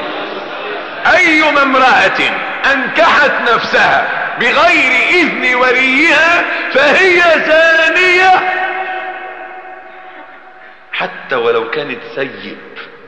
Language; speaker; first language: Arabic; native; Arabic